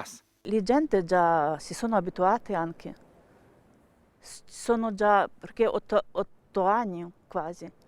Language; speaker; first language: Italian; non-native, learner; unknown